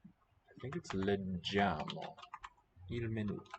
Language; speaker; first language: Italian; non-native, learner; English